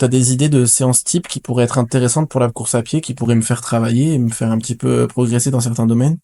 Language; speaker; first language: French; native; French